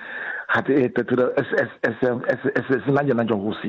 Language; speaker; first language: Hungarian; non-native, learner; Yoruba